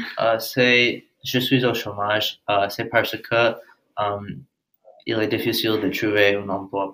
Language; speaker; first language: French; non-native, learner; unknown